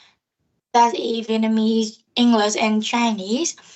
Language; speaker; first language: English; non-native, learner; Vietnamese